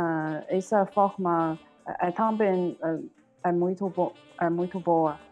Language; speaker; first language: Portuguese; non-native, learner; Chinese